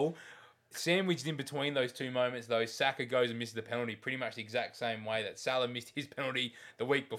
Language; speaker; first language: English; native; English